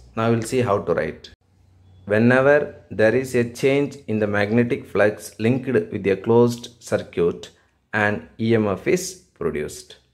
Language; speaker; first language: English; non-native, local second language; Tamil